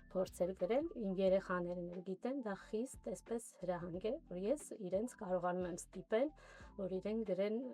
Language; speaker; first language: Armenian; native; Armenian